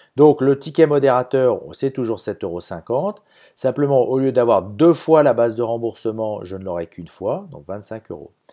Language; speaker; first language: French; native; French